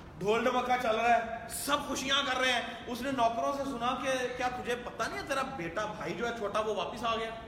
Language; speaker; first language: Urdu; non-native, local second language; Punjabi